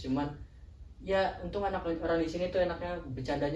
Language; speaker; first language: Indonesian; native; Indonesian